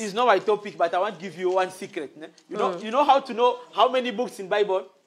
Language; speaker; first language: English; non-native, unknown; Lingala